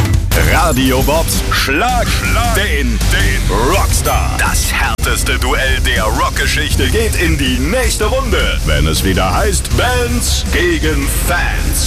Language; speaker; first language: German; native; German